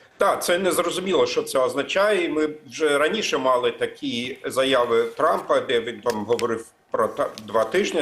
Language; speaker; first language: Ukrainian; non-native, fluent; German